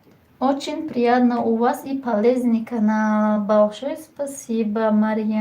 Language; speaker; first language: Russian; non-native, learner; Tajik